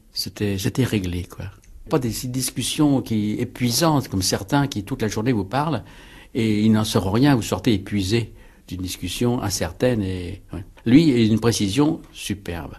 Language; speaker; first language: French; native; French